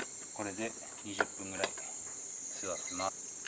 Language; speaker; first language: Japanese; native; Japanese